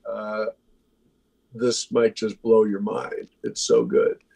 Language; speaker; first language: English; native; English